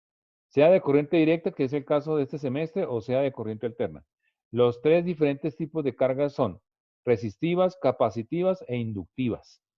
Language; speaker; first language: Spanish; native; Spanish